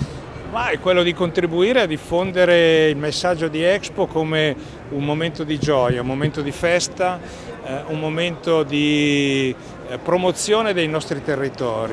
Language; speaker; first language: Italian; native; Italian